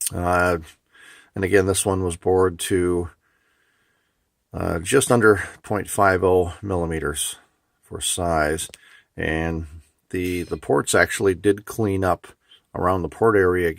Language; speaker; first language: English; native; English